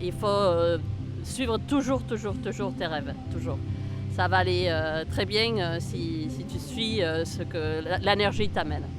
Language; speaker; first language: French; early bilingual, heritage; Spanish